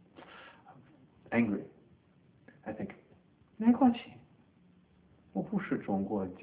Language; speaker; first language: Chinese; non-native, learner; English